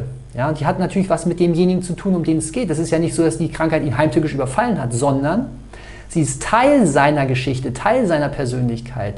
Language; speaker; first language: German; native; German